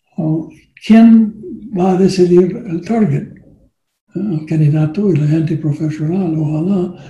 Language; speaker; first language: Spanish; non-native, learner; English